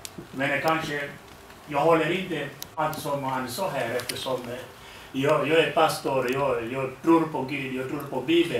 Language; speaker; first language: Swedish; non-native, fluent; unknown